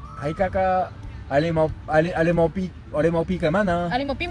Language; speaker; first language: Indonesian; non-native, fluent; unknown